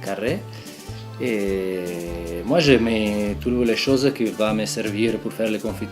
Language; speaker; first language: French; non-native, local second language; Italian